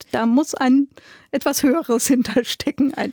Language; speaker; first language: German; native; German